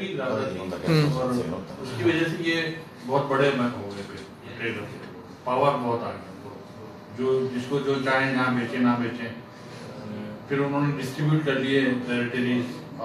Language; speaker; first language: Urdu; non-native, fluent; Japanese